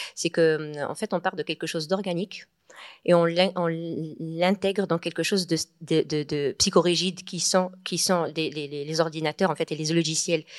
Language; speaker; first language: French; non-native, local second language; Arabic